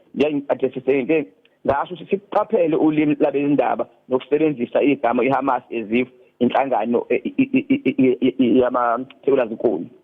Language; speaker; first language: Zulu; native; Zulu